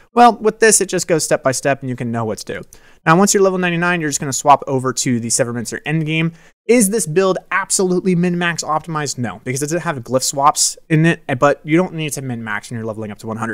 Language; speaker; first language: English; native; English